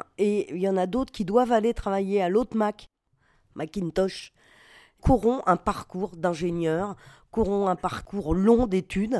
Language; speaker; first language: French; native; French